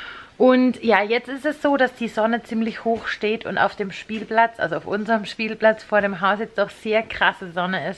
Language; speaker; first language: German; native; German